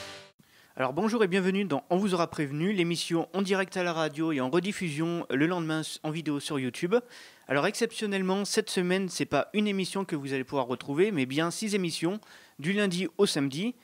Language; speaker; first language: French; native; French